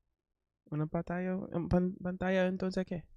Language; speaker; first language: Spanish; non-native, learner; English